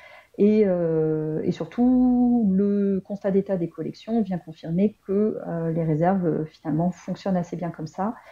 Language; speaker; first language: French; native; French